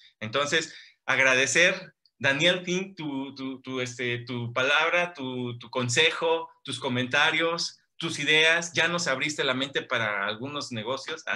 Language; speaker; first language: Spanish; native; Spanish